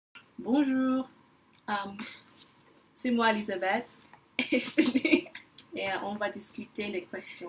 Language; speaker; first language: French; non-native, learner; English